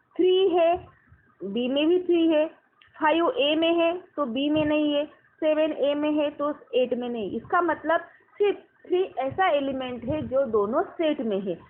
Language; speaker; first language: Hindi; non-native, local second language; Marathi